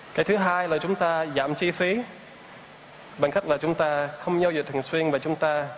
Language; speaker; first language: Vietnamese; non-native, fluent; English